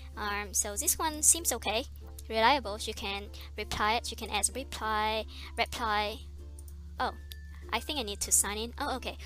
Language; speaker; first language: English; non-native, fluent; Vietnamese